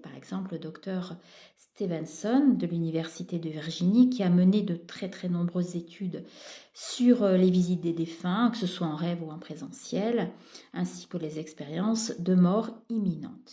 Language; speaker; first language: French; native; French